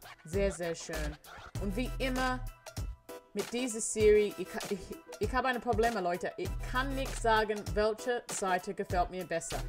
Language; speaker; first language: German; non-native, learner; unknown